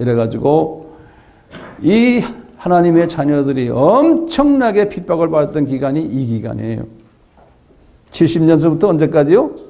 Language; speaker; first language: Korean; native; Korean